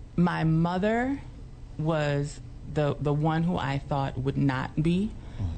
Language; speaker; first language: English; native; English